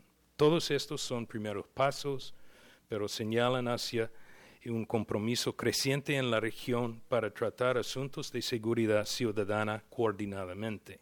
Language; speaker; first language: Spanish; non-native, fluent; English